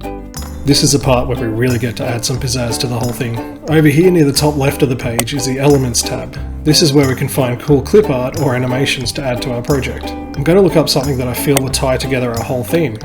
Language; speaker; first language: English; native; English